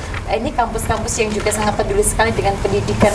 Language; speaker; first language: Indonesian; native; Indonesian